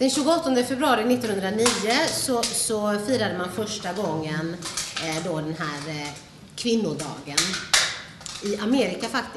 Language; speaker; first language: Swedish; early bilingual, other home language; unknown